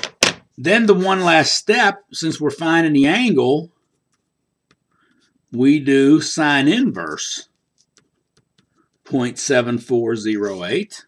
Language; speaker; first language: English; native; English